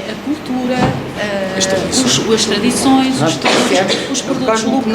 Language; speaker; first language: Portuguese; native; Portuguese